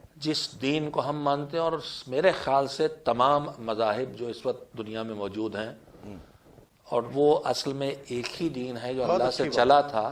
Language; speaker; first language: Urdu; native; Urdu